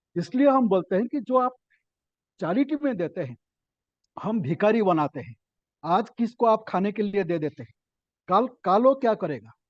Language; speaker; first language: Hindi; non-native, local second language; Odia